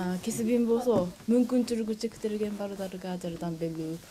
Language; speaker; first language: Kyrgyz; non-native, learner; Japanese